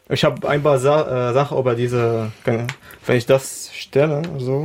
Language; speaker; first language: German; non-native, learner; Arabic